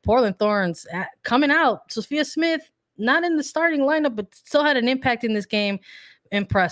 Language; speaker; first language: English; native; English